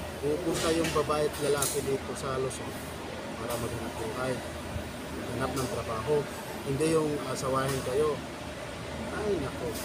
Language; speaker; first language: Filipino; non-native, local second language; Cebuano